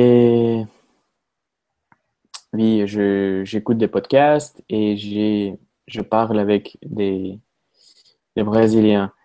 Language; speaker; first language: French; non-native, fluent; Russian